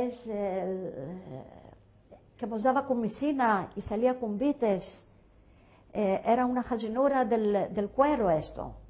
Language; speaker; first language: Spanish; early bilingual, heritage; Ladino